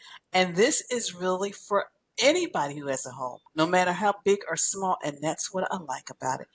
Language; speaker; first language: English; native; English